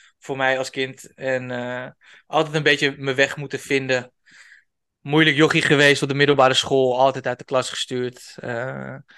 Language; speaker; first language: Dutch; native; Dutch